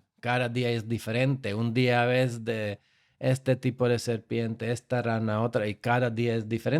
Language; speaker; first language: Spanish; non-native, fluent; Slovak